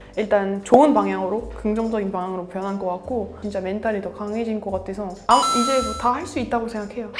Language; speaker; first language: Korean; non-native, fluent; French